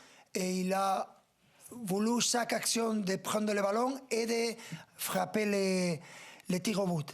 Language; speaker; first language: French; non-native, fluent; Spanish